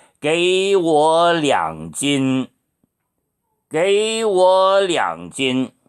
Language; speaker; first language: Chinese; non-native, fluent; Korean